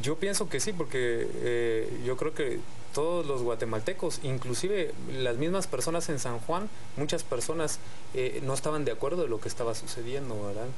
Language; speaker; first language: Spanish; native; Spanish